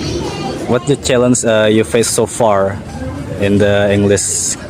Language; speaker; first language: English; non-native, learner; Indonesian